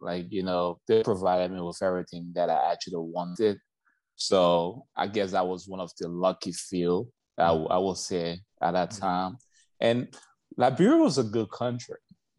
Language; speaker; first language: English; native; English